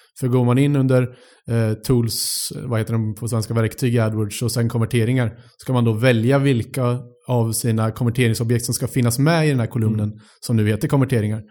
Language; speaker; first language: Swedish; native; Swedish